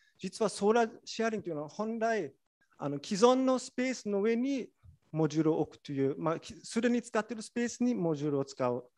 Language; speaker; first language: Japanese; non-native, fluent; German